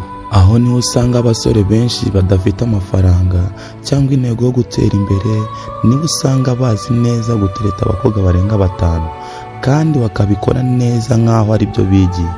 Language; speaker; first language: Kinyarwanda; native; Kinyarwanda